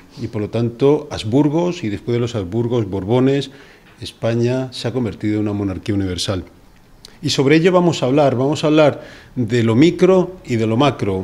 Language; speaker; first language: Spanish; native; Spanish